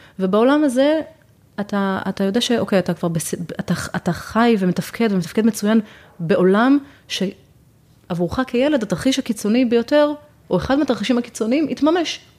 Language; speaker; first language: Hebrew; native; Hebrew